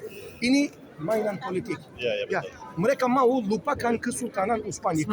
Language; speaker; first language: Indonesian; non-native, learner; Turkish